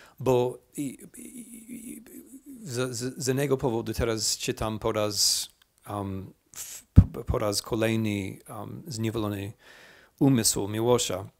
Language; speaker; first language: Polish; non-native, fluent; English